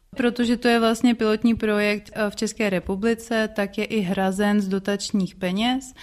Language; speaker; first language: Czech; native; Czech